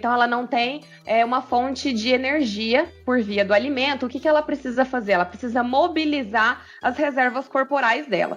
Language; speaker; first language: Portuguese; native; Portuguese